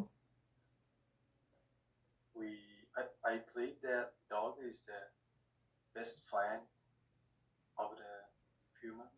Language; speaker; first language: English; non-native, learner; Korean